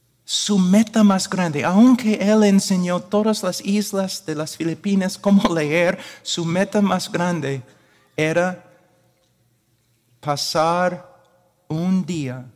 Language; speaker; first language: Spanish; non-native, fluent; English